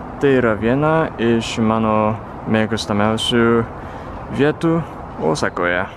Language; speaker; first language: Lithuanian; non-native, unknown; Japanese